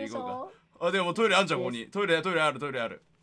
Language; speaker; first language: Japanese; native; Japanese